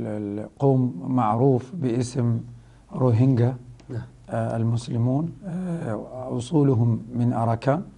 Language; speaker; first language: Arabic; non-native, fluent; Rohingya